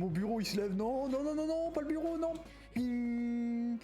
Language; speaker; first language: French; native; French